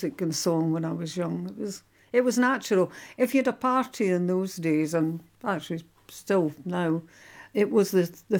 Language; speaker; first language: English; non-native, local second language; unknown